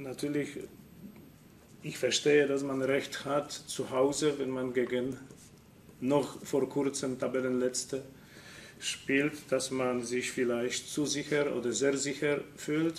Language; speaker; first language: German; non-native, fluent; Polish